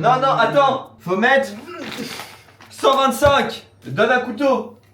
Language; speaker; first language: French; native; French